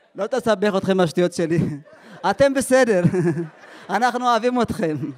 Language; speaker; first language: Hebrew; early bilingual, other home language; Amharic